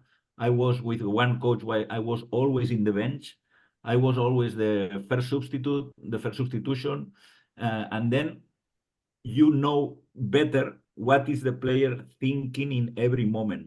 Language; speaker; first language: English; non-native, fluent; Spanish